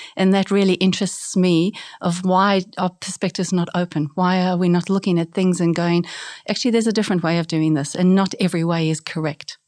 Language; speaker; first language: English; native; English